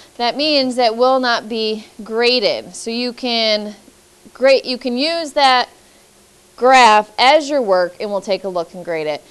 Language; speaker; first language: English; native; English